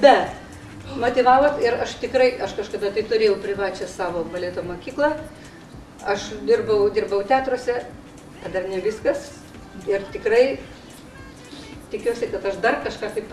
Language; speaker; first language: Lithuanian; non-native, local second language; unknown